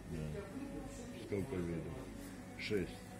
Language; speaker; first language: Russian; native; Russian